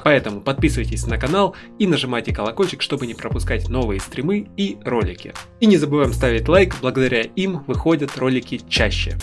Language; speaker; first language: Russian; native; Russian